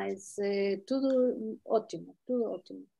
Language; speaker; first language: Portuguese; non-native, learner; Spanish